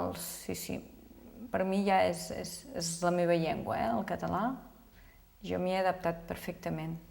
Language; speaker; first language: Catalan; non-native, local second language; Spanish